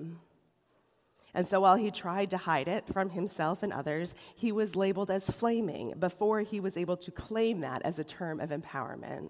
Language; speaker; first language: English; native; English